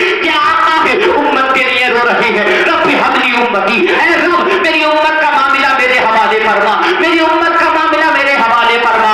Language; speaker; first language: Urdu; native; Urdu